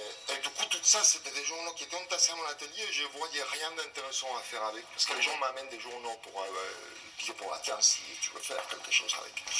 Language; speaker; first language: French; non-native, fluent; Spanish